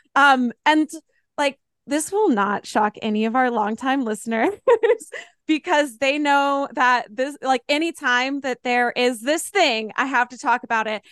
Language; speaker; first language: English; native; English